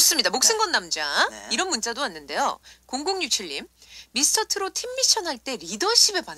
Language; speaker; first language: Korean; native; Korean